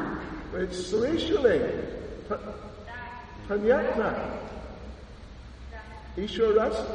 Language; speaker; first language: Russian; non-native, learner; English